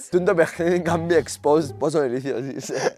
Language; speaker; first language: Greek; native; Greek